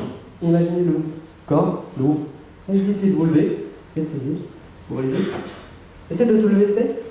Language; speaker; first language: French; native; French